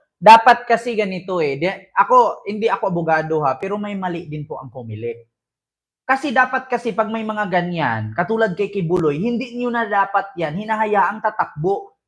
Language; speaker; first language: Filipino; non-native, local second language; Cebuano